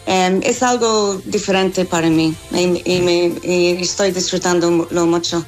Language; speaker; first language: Spanish; non-native, fluent; English